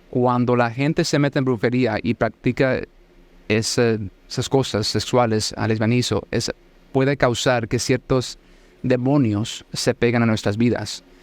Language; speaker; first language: Spanish; early bilingual, heritage; Spanish